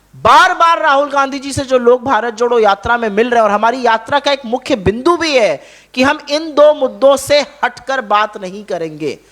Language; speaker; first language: Hindi; native; Hindi